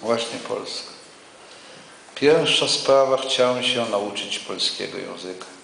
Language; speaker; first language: Polish; non-native, local second language; Yiddish